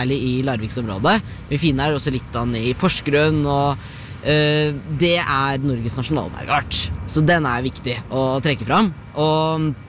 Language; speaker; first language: Norwegian; native; Norwegian